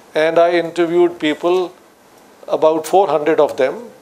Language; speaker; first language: English; non-native, local second language; Punjabi